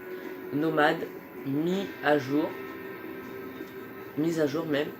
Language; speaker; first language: French; native; French